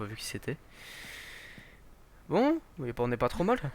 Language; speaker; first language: French; native; French